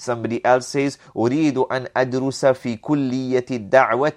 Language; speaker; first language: Arabic; non-native, fluent; English